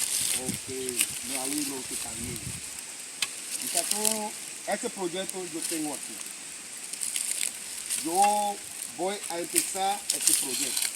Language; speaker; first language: Spanish; non-native, local second language; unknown